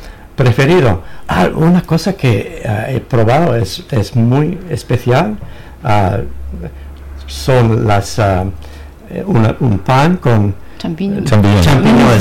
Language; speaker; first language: Spanish; non-native, fluent; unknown